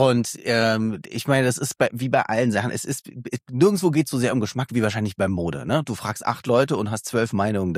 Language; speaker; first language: German; native; German